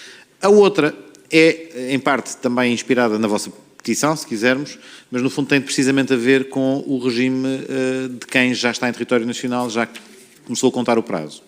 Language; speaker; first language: Portuguese; native; Portuguese